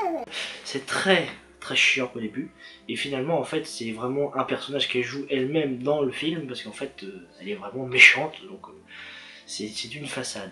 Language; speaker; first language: French; native; French